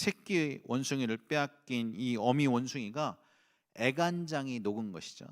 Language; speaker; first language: Korean; native; Korean